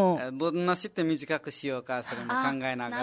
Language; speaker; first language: Japanese; non-native, fluent; Nepali